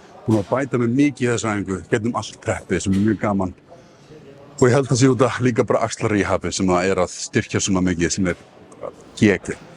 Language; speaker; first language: Icelandic; native; Icelandic